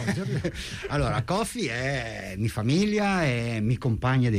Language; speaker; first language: Spanish; non-native, fluent; Italian